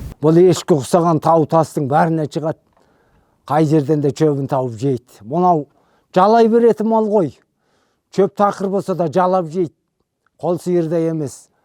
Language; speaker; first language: Kazakh; native; Kazakh